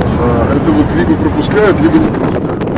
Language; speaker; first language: Russian; native; Russian